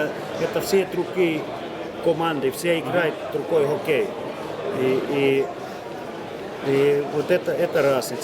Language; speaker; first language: Russian; non-native, learner; Finnish